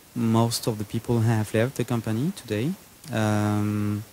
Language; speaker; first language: English; non-native, fluent; French